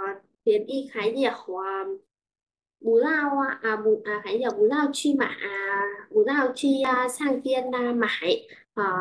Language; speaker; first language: Chinese; non-native, learner; Vietnamese